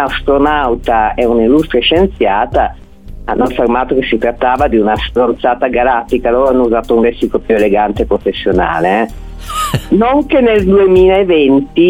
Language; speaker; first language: Italian; native; Italian